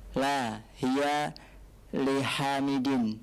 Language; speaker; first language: Arabic; non-native, learner; Indonesian